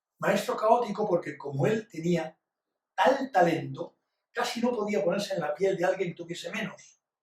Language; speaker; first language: Spanish; native; Spanish